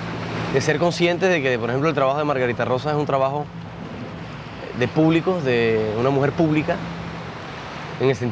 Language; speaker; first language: Spanish; native; Spanish